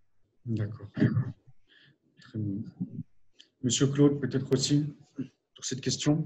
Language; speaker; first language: French; native; French